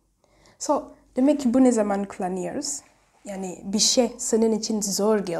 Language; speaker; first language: Turkish; non-native, learner; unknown